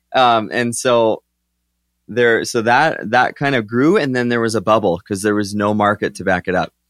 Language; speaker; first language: English; native; English